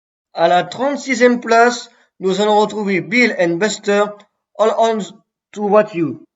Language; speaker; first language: French; native; French